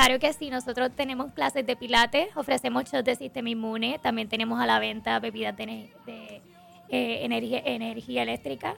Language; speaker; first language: Spanish; native; Spanish